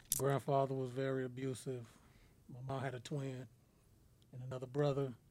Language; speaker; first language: English; native; English